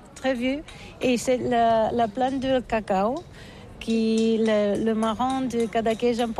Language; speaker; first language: French; non-native, learner; Catalan